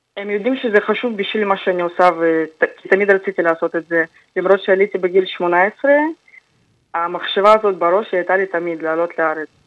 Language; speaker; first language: Hebrew; non-native, fluent; Russian